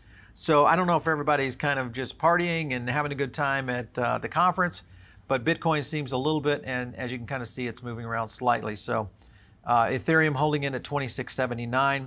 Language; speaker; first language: English; native; English